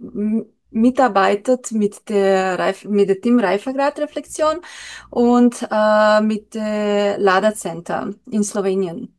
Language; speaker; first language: German; non-native, learner; Slovenian